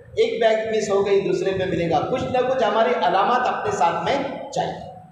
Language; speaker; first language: Urdu; non-native, local second language; Konkani